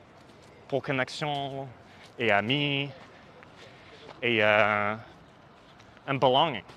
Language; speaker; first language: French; non-native, learner; English